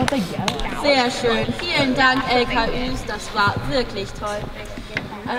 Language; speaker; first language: German; non-native, fluent; English